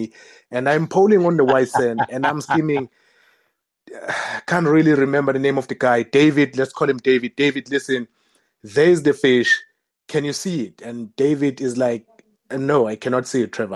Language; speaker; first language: English; non-native, local second language; Zulu